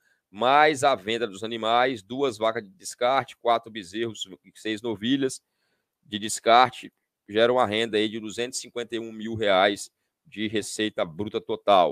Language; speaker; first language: Portuguese; native; Portuguese